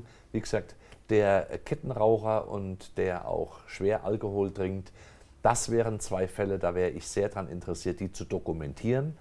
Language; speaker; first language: German; native; German